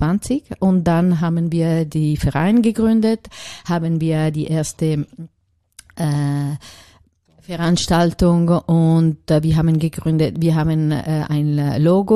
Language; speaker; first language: German; non-native, learner; Italian